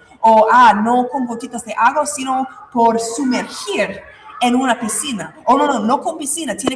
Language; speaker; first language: Spanish; non-native, fluent; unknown